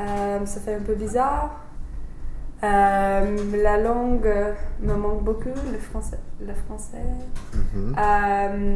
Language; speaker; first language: French; non-native, fluent; English